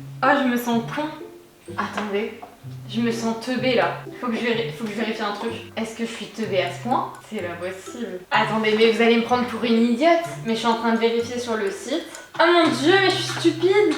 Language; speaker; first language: French; native; French